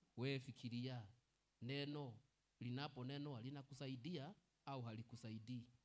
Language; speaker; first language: Swahili; non-native, local second language; Kikuyu